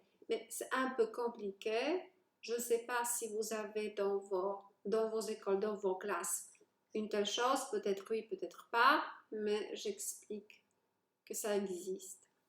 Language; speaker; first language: French; non-native, fluent; Polish